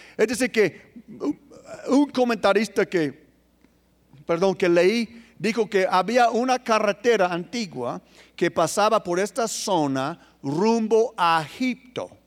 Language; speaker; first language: Spanish; non-native, fluent; English